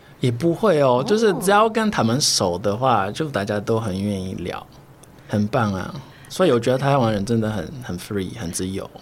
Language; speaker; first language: Chinese; non-native, fluent; Portuguese